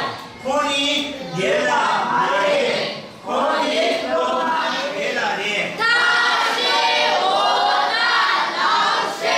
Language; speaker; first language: Chinese; non-native, learner; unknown